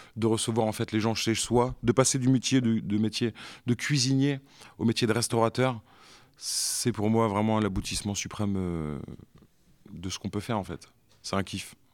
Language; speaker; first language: French; native; French